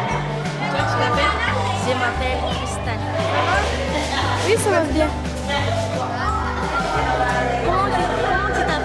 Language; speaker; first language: French; non-native, learner; Malagasy